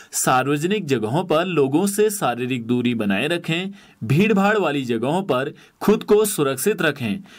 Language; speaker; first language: Hindi; native; Hindi